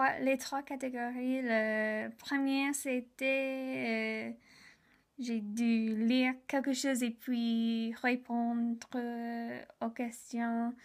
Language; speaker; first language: French; non-native, learner; English